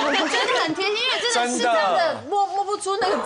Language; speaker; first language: Chinese; native; Chinese